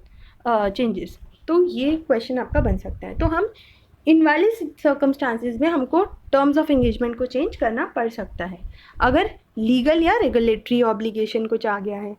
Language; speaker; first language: Hindi; native; Hindi